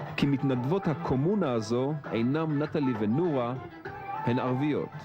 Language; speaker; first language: Hebrew; native; Hebrew